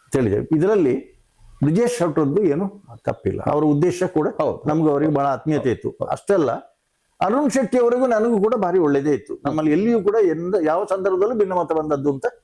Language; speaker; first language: Kannada; non-native, local second language; Tulu